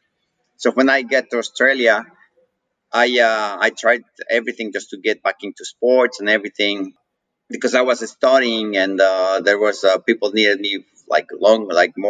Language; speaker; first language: English; non-native, fluent; Spanish